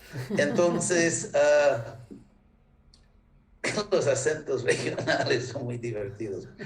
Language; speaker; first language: Spanish; non-native, fluent; English